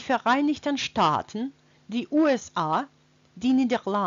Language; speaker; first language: German; non-native, fluent; Russian